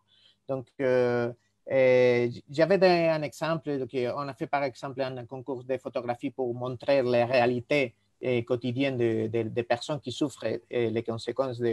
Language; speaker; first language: French; non-native, fluent; Spanish